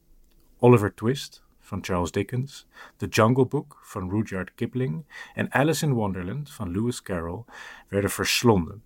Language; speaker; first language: Dutch; native; Dutch